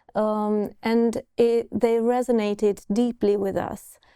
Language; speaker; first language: English; non-native, fluent; Romanian